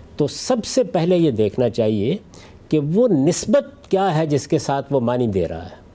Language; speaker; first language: Urdu; non-native, local second language; Punjabi